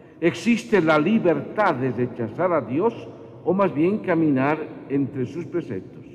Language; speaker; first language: Spanish; native; Spanish